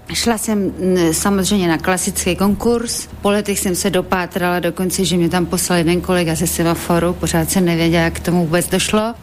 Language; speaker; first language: Czech; native; Czech